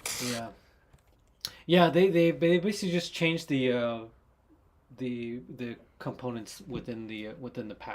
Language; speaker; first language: English; native; English